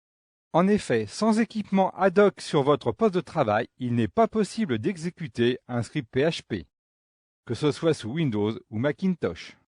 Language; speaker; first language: French; native; French